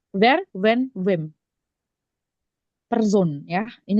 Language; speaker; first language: Indonesian; native; Indonesian